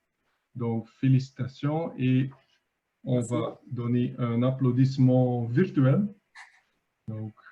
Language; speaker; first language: French; non-native, fluent; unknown